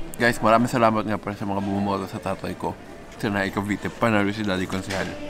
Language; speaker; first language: Filipino; native; Filipino